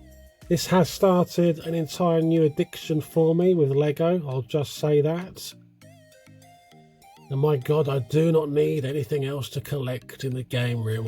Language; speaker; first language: English; native; English